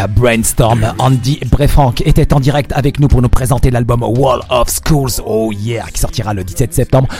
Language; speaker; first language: French; native; French